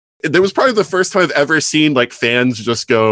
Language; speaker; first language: English; native; English